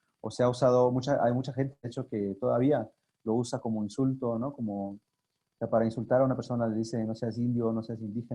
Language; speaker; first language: Spanish; non-native, local second language; Zapotec